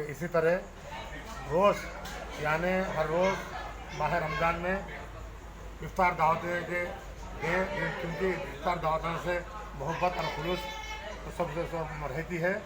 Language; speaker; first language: Urdu; native; Urdu